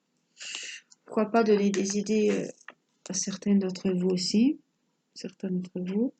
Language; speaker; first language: French; native; French